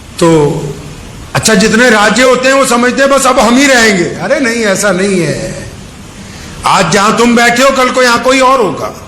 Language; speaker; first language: Urdu; non-native, local second language; Punjabi